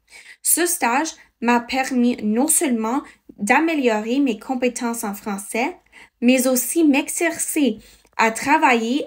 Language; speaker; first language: French; non-native, fluent; English